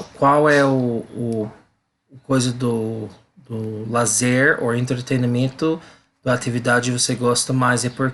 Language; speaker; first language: Portuguese; non-native, learner; English